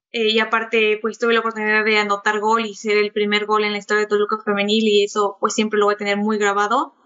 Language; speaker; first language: Spanish; native; Spanish